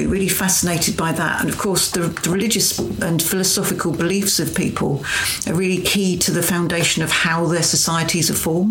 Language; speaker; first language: English; native; English